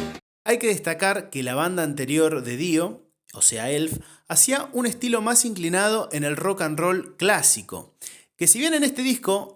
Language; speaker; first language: Spanish; native; Spanish